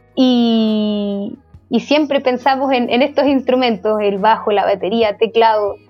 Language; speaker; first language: Spanish; native; Spanish